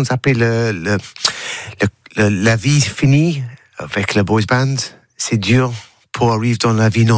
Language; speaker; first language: French; non-native, learner; English